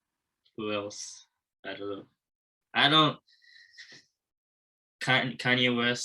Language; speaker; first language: English; non-native, learner; Japanese